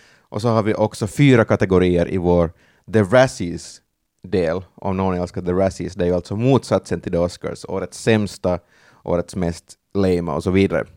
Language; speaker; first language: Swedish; native; Swedish